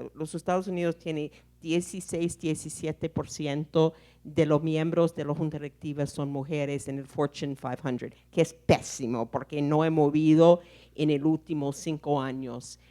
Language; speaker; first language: Spanish; non-native, fluent; English